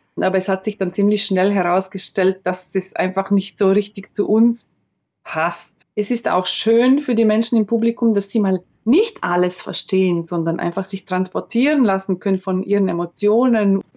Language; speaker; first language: German; non-native, local second language; Ladin